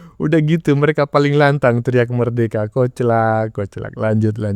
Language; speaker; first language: Indonesian; native; Indonesian